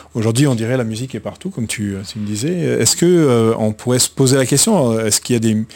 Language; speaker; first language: French; native; French